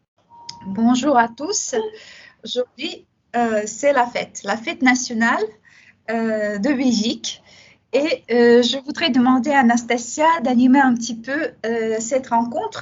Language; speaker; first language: French; non-native, fluent; Russian